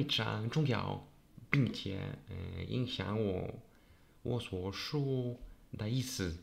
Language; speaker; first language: Chinese; non-native, learner; Polish